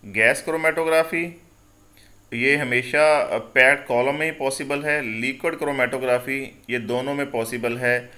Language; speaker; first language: Urdu; non-native, local second language; Punjabi